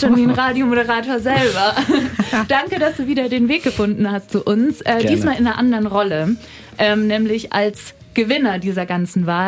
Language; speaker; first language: German; native; German